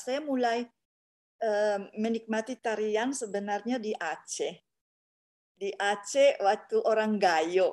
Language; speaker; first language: Indonesian; non-native, fluent; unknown